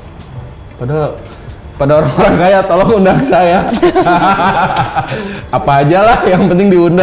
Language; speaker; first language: Indonesian; native; Indonesian